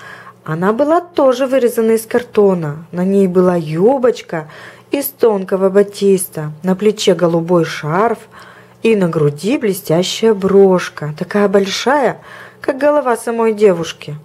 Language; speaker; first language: Russian; native; Russian